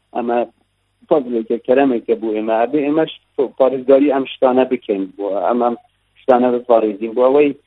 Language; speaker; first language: Central Kurdish; non-native, local second language; Kurdish